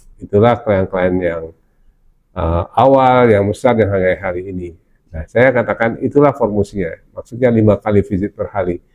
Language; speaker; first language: Indonesian; non-native, local second language; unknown